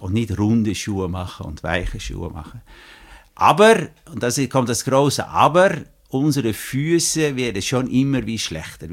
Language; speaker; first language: German; native; German